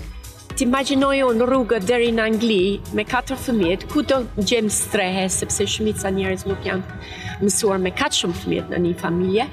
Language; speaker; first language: Albanian; non-native, learner; English